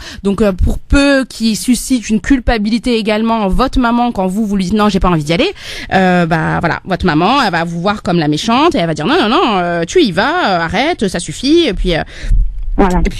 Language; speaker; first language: French; native; French